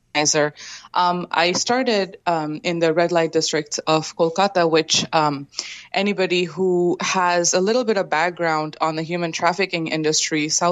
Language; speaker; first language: English; non-native, local second language; Bangla